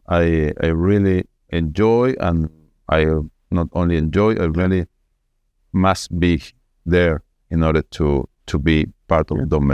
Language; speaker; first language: English; non-native, fluent; Spanish